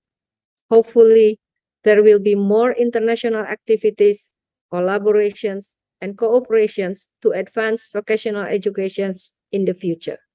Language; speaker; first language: English; non-native, fluent; Indonesian